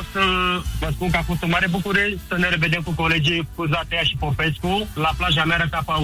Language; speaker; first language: Romanian; native; Romanian